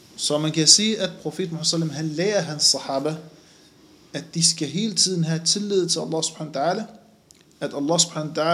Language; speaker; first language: Danish; non-native, fluent; Arabic